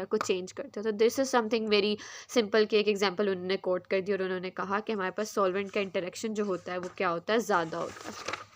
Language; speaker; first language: Hindi; native; Hindi